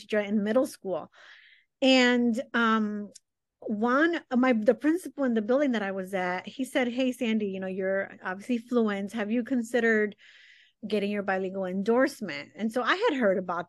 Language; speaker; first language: English; early bilingual, other home language; Spanish